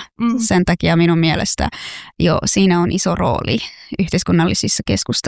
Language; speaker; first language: Finnish; non-native, fluent; Persian